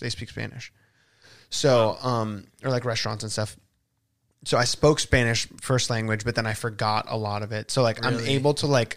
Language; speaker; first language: English; early bilingual, other home language; Spanish